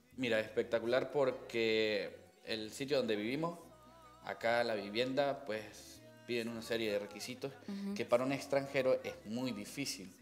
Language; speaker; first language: Spanish; native; Spanish